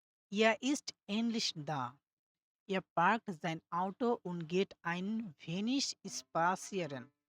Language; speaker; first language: German; non-native, learner; Bangla